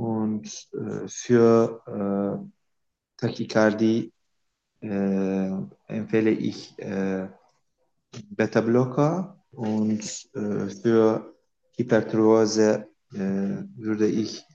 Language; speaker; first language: German; non-native, learner; Turkish